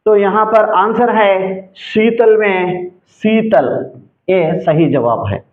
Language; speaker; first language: Hindi; non-native, local second language; Telugu